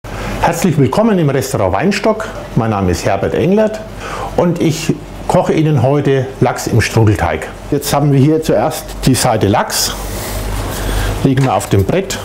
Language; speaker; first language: German; native; German